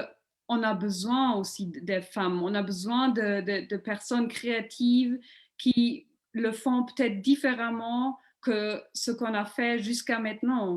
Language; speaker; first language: French; non-native, local second language; German